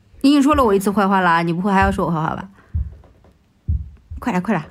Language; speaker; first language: Chinese; native; Chinese